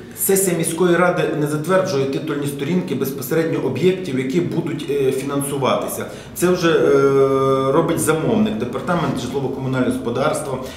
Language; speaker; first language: Ukrainian; native; Ukrainian